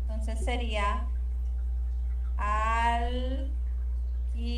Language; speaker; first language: Spanish; native; Spanish